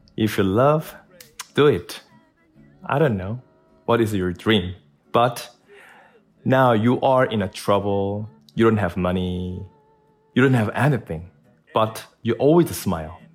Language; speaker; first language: English; non-native, learner; Korean